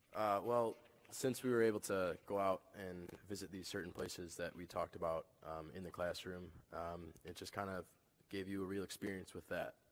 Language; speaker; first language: English; native; English